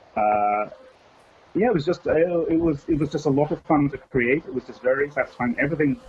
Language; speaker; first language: English; native; English